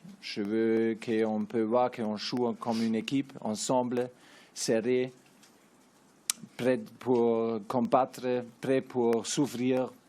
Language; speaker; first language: French; non-native, learner; German